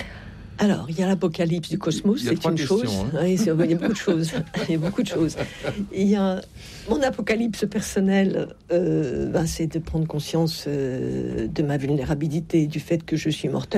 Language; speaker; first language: French; native; French